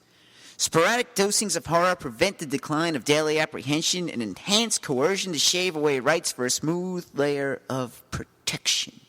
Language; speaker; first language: English; native; English